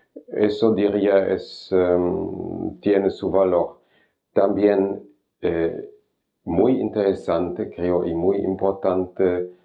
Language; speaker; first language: Spanish; non-native, fluent; German